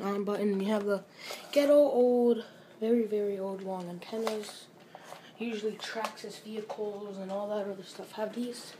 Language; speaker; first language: English; native; English